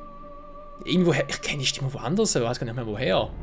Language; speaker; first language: German; native; German